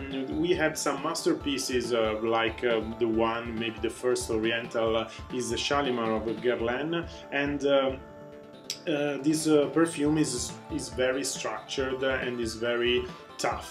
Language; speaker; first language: English; non-native, fluent; Italian